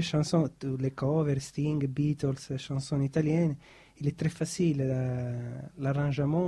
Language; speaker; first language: French; non-native, learner; Italian